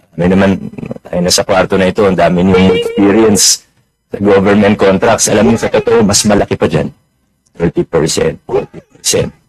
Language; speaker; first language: Filipino; native; Filipino